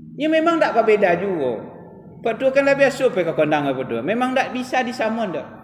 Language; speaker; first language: Malay; non-native, local second language; Minangkabau